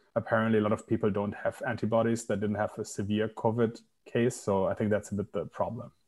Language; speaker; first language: English; non-native, fluent; German